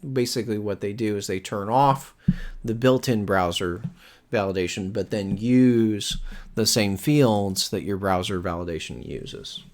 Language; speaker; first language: English; native; English